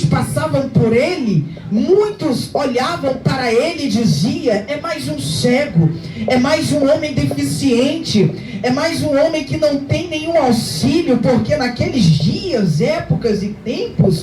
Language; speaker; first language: Portuguese; native; Portuguese